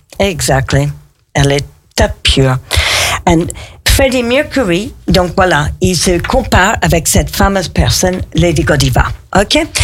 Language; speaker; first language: French; non-native, fluent; English